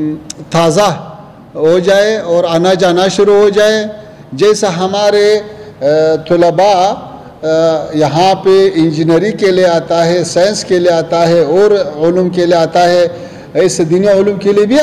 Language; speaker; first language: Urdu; non-native, fluent; Pashto